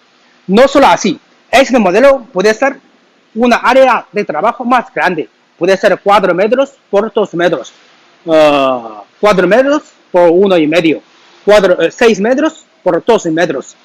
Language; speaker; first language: Spanish; non-native, learner; Chinese